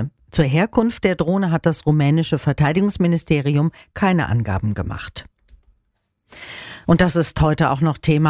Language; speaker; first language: German; native; German